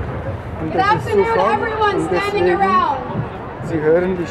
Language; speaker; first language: German; non-native, learner; Turkish